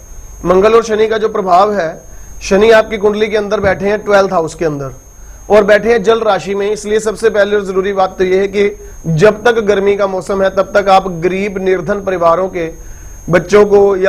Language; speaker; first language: Hindi; native; Hindi